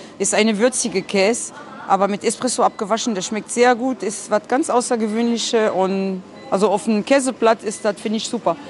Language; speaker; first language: German; non-native, fluent; French